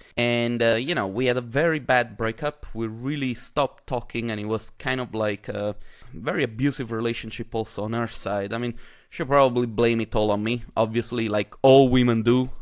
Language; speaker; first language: English; non-native, fluent; Italian